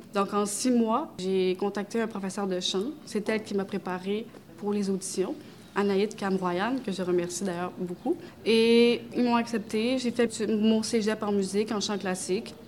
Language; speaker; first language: French; early bilingual, other home language; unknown